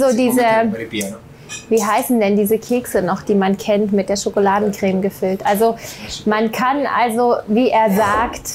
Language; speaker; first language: German; native; German